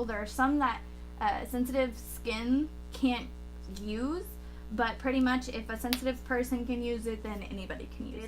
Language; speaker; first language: English; native; English